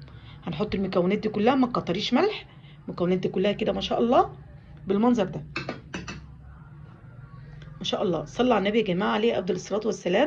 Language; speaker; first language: Arabic; native; Arabic